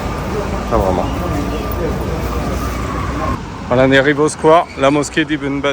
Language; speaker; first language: French; native; French